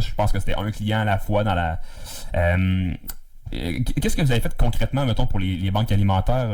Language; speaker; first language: French; native; French